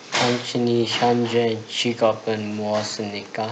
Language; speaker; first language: Korean; non-native, learner; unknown